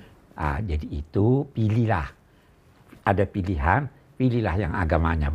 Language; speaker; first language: Indonesian; native; Indonesian